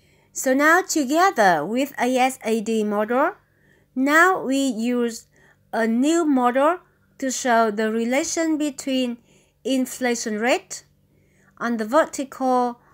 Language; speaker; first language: English; non-native, fluent; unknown